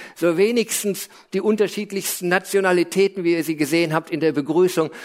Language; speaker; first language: German; native; German